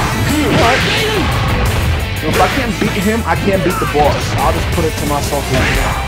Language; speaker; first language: English; native; English